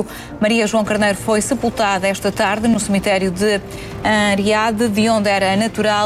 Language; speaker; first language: Portuguese; native; Portuguese